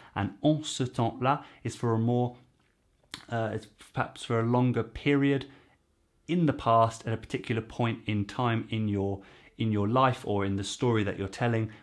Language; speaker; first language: English; native; English